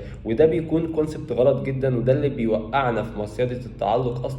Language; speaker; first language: Arabic; native; Arabic